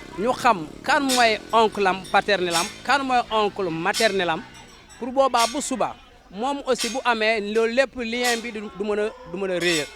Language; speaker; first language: Wolof; non-native, local second language; Jola-Fonyi